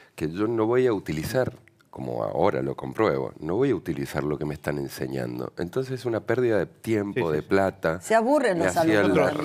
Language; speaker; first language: Spanish; native; Spanish